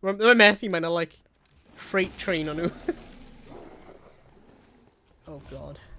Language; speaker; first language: Welsh; native; Welsh